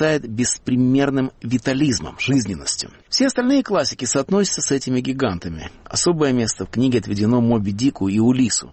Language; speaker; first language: Russian; native; Russian